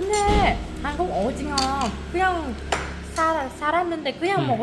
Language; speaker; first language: Korean; non-native, learner; Vietnamese